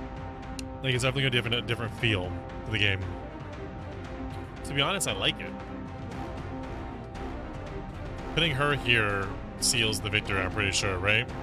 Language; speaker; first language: English; native; English